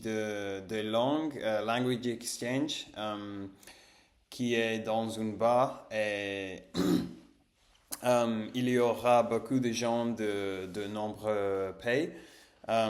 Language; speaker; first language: French; non-native, learner; English